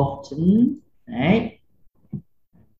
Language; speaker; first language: English; non-native, fluent; Vietnamese